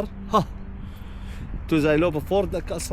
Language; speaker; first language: Dutch; non-native, learner; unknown